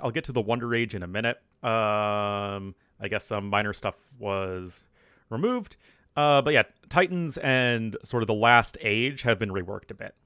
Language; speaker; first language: English; native; English